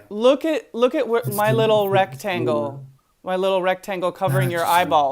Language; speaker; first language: English; native; English